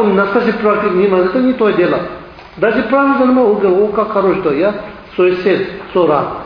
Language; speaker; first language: Russian; non-native, learner; Tibetan